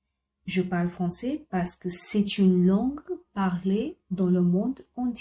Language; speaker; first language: French; non-native, fluent; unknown